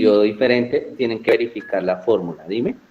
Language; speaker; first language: Spanish; native; Spanish